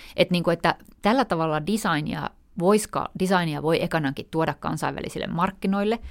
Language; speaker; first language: Finnish; native; Finnish